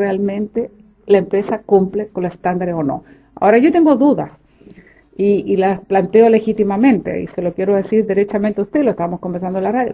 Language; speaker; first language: Spanish; native; Spanish